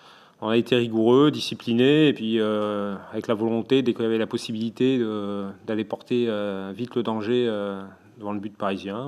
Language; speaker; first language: French; native; French